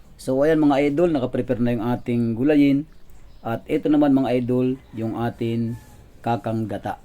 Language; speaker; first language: Filipino; non-native, local second language; Cebuano